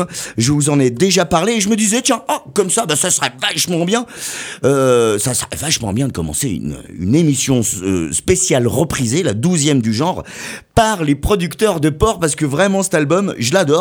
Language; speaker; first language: French; native; French